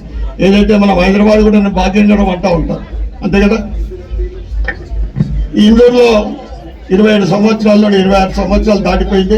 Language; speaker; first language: Telugu; native; Telugu